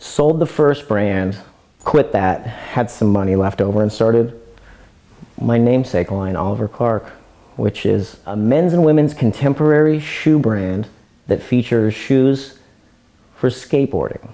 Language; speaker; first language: English; native; English